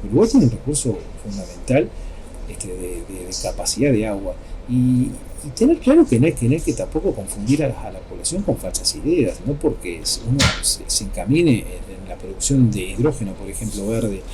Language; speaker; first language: Spanish; native; Spanish